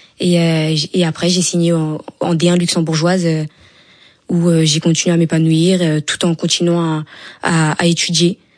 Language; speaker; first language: French; early bilingual, other home language; Wolof